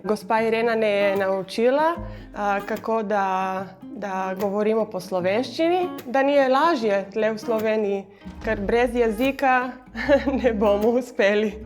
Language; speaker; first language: Slovenian; non-native, learner; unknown